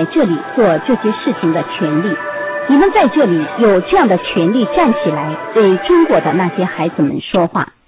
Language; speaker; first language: Chinese; native; Chinese